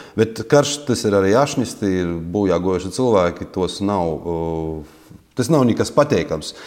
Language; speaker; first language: Latvian; native; Latvian